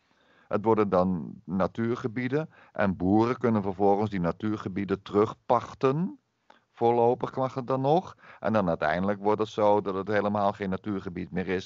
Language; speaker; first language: Dutch; native; Dutch